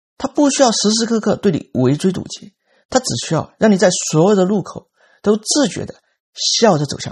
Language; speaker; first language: Chinese; native; Chinese